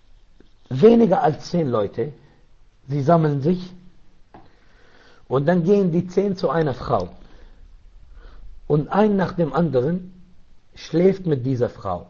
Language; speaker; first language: German; non-native, learner; Arabic